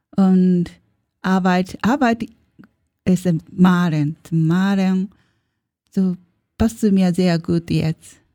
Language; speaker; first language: German; non-native, learner; Japanese